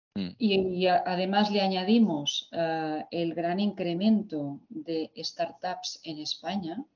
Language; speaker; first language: Spanish; native; Spanish